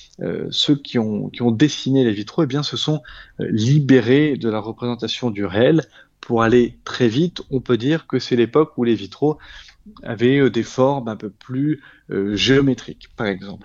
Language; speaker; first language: French; native; French